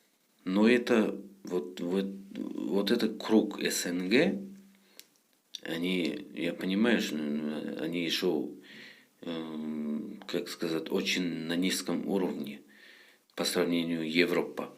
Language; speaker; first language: Russian; non-native, fluent; Tajik